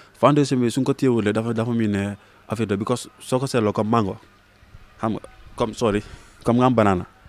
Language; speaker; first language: Wolof; native; Wolof